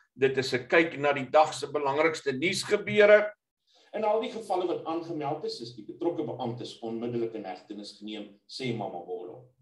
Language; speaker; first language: Afrikaans; native; Afrikaans